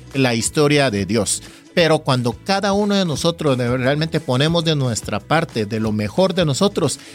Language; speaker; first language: Spanish; non-native, fluent; Korean